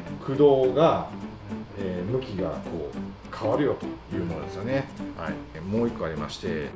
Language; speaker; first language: Japanese; native; Japanese